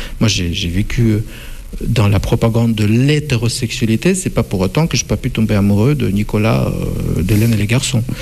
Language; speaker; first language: French; non-native, fluent; Russian